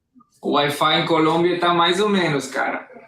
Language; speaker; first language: Portuguese; non-native, fluent; Hebrew